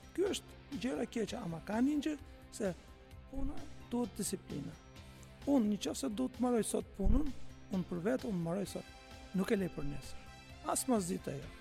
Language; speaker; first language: Albanian; non-native, fluent; Turkish